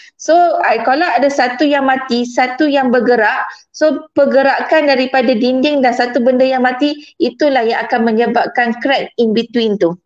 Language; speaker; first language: Malay; native; Malay